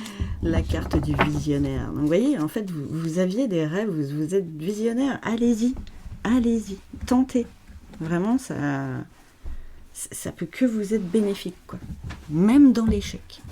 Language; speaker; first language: French; native; French